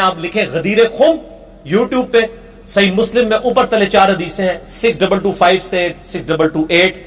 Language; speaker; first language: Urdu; non-native, local second language; Punjabi